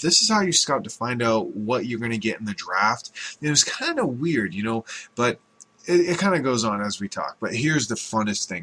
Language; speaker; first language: English; native; English